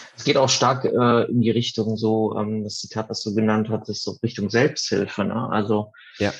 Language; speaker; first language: German; early bilingual, other home language; Italian